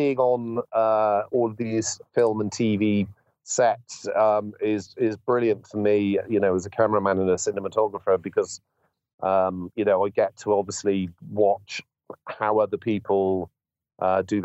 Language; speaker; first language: English; native; English